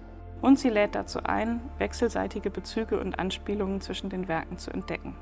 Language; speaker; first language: German; native; German